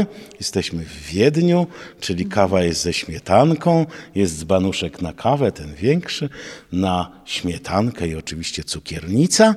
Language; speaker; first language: Polish; native; Polish